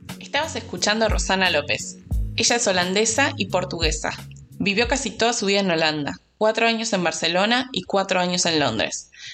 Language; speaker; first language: Spanish; native; Spanish